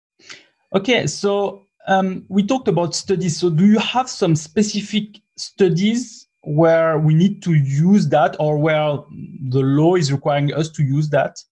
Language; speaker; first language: English; non-native, fluent; French